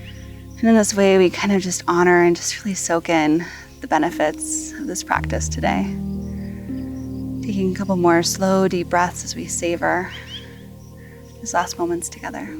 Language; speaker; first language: English; native; English